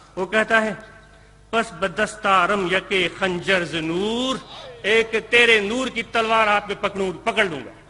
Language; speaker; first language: Urdu; non-native, local second language; Sindhi